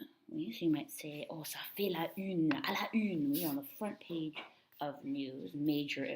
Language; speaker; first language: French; non-native, fluent; English